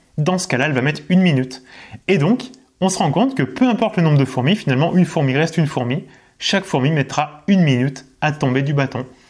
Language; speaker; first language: French; native; French